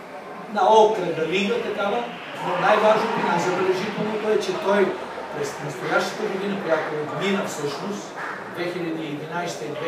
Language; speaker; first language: Bulgarian; native; Bulgarian